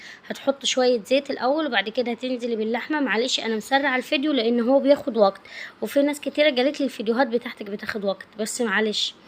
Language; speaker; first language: Arabic; native; Arabic